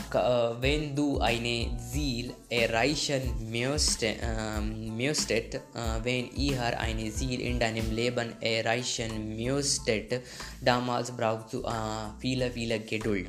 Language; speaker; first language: German; non-native, learner; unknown